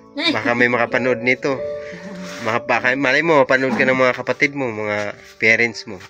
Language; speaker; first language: Filipino; non-native, local second language; Cebuano